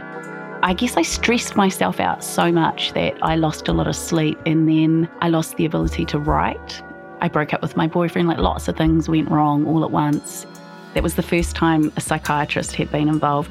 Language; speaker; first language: English; native; English